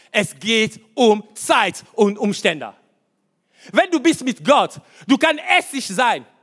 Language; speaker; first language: German; non-native, learner; Lingala